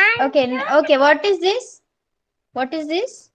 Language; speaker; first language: English; non-native, local second language; Marathi